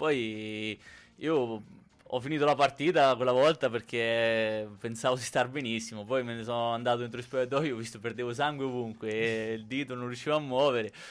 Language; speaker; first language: Italian; native; Italian